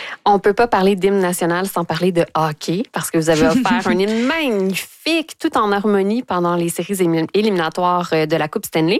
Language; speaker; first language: French; native; French